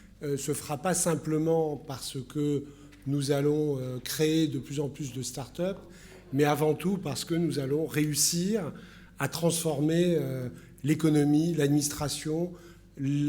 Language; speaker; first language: French; native; French